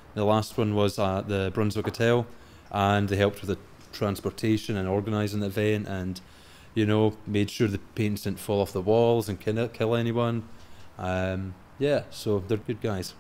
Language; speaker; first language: English; native; English